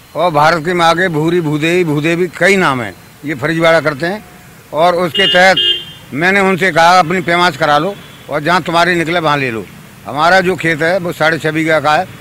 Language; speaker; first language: Hindi; native; Hindi